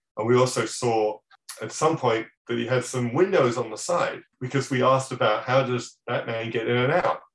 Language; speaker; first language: English; native; English